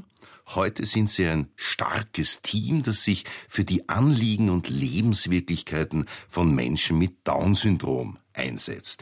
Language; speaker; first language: German; native; German